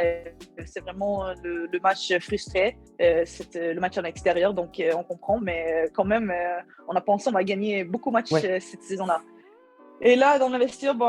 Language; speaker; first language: French; non-native, learner; Swedish